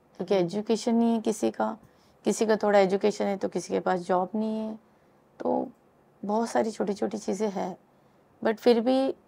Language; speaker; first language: Hindi; native; Hindi